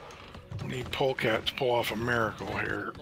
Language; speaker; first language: English; native; English